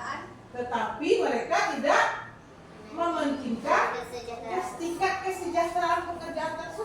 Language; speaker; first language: Indonesian; native; Indonesian